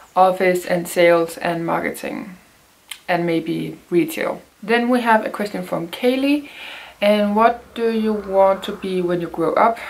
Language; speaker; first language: English; non-native, fluent; Danish